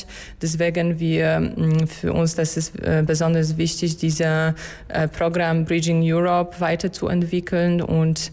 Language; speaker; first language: German; non-native, fluent; Polish